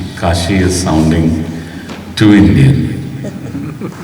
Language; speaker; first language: English; non-native, local second language; Malayalam